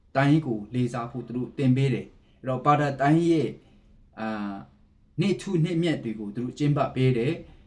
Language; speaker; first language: Burmese; non-native, local second language; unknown